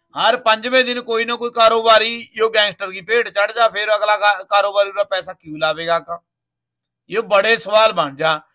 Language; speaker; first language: Hindi; non-native, local second language; Punjabi